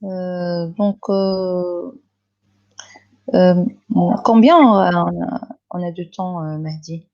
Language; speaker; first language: French; non-native, local second language; Arabic